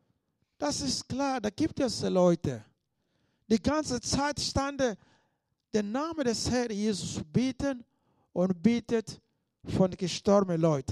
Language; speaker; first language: German; non-native, fluent; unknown